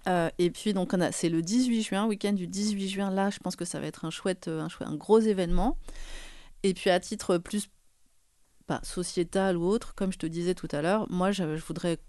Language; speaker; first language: French; native; French